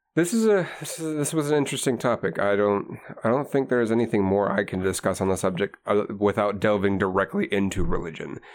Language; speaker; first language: English; native; English